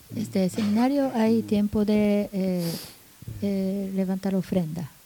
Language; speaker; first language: Spanish; non-native, learner; Japanese